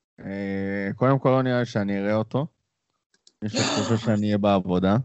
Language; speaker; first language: Hebrew; native; Hebrew